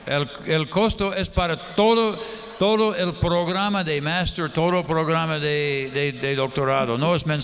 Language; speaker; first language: Spanish; non-native, fluent; English